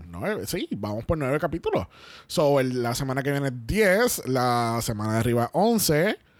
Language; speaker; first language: Spanish; native; Spanish